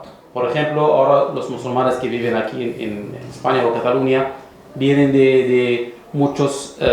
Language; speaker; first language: Spanish; non-native, fluent; Arabic